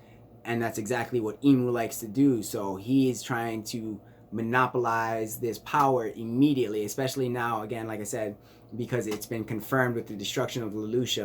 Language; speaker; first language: English; native; English